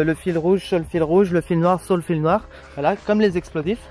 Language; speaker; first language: French; native; French